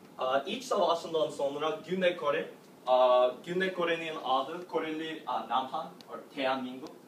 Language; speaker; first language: Turkish; non-native, learner; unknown